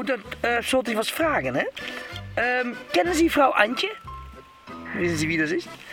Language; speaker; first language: German; non-native, learner; Dutch